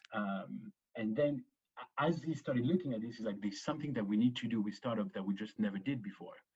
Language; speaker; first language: English; early bilingual, other home language; French